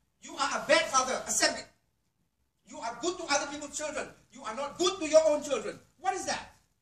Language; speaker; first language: English; non-native, local second language; Malay